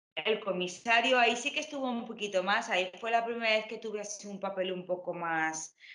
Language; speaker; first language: Spanish; native; Spanish